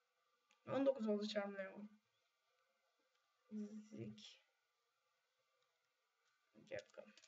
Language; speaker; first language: Turkish; native; Turkish